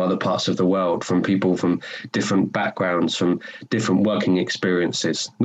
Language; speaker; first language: English; native; English